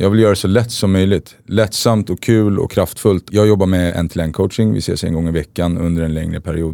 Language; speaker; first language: Swedish; native; Swedish